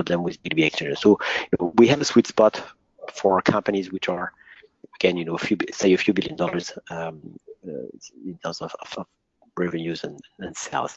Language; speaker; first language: English; non-native, fluent; French